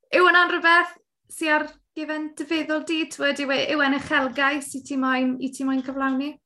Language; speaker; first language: Welsh; native; Welsh